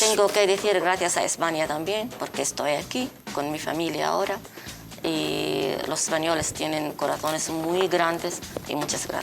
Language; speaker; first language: Spanish; non-native, learner; Arabic